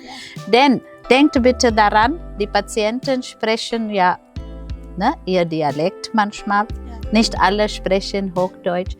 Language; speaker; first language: German; non-native, fluent; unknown